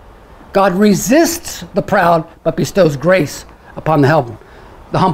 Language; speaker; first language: English; native; English